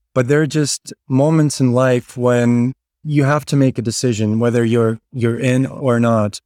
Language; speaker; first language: English; non-native, fluent; Ukrainian